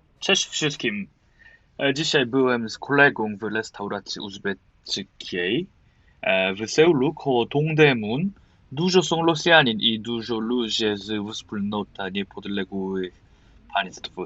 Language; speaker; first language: Polish; non-native, learner; Korean